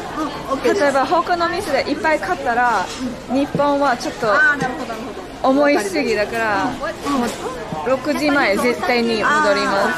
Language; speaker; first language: Japanese; non-native, learner; English